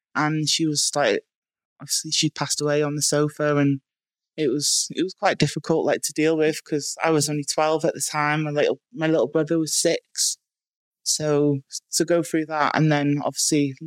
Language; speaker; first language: English; native; English